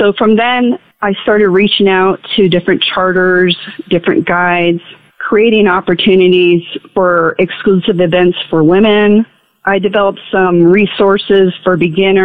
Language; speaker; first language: English; native; English